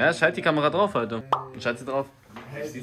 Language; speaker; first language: German; native; German